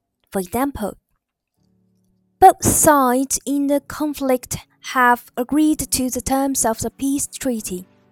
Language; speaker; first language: English; non-native, fluent; Chinese